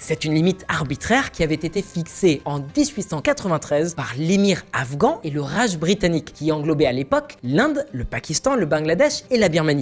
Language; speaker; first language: French; native; French